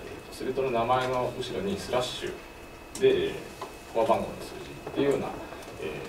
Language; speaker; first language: Japanese; native; Japanese